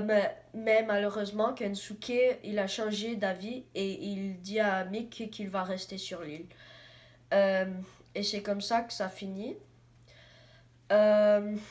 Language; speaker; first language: French; non-native, learner; English